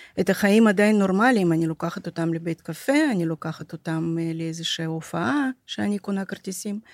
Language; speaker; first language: Hebrew; non-native, fluent; Russian